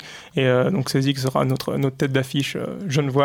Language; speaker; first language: French; native; French